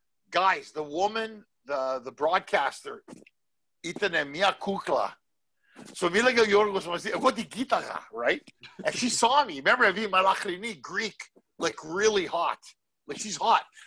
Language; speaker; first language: English; native; English